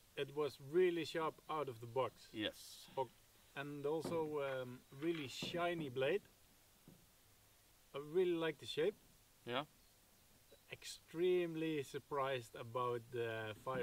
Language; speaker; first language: English; non-native, fluent; Swedish